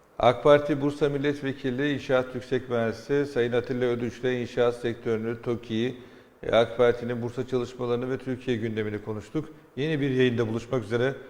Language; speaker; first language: Turkish; native; Turkish